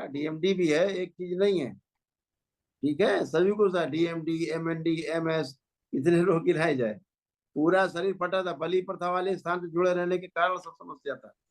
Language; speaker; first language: Hindi; native; Hindi